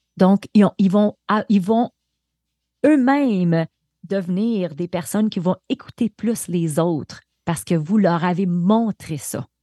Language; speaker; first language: French; native; French